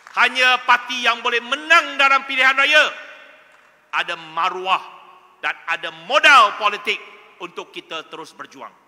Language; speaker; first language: Malay; non-native, local second language; Chinese